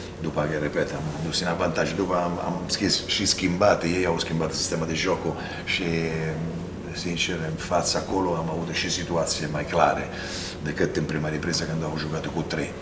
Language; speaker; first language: Romanian; non-native, fluent; Italian